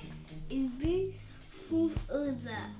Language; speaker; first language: German; non-native, learner; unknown